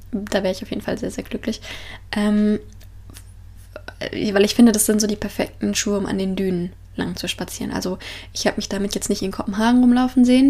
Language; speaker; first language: German; native; German